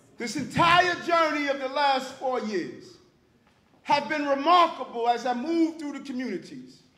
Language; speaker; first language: English; native; English